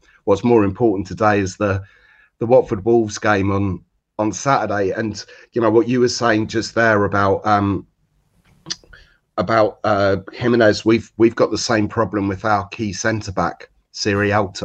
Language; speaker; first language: English; native; English